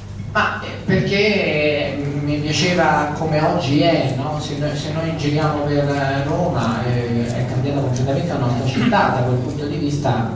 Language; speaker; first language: Italian; native; Italian